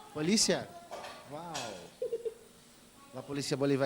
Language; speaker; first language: Spanish; non-native, learner; Portuguese